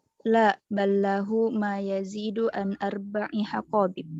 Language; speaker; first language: Arabic; non-native, learner; Indonesian